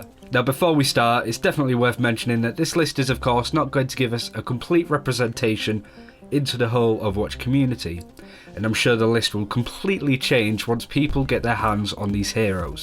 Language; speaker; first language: English; native; English